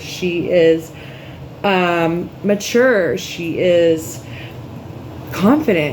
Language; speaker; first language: English; native; English